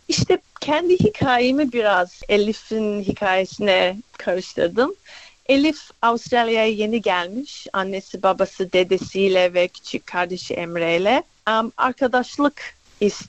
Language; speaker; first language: Turkish; early bilingual, other home language; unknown